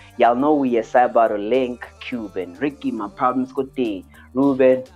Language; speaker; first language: English; early bilingual, other home language; Xhosa